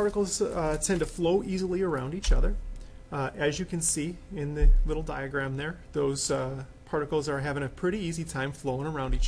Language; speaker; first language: English; native; English